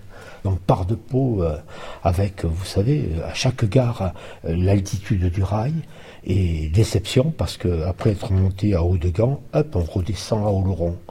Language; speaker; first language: French; native; French